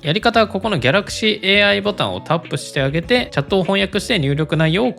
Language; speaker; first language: Japanese; native; Japanese